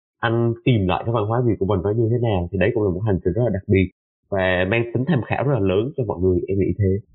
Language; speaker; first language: Vietnamese; native; Vietnamese